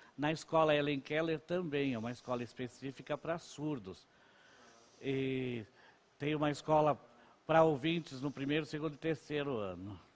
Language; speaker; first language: Portuguese; non-native, local second language; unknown